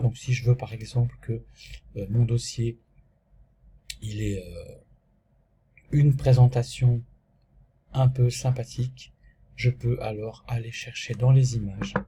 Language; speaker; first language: French; native; French